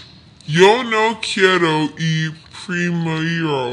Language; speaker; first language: Spanish; non-native, learner; English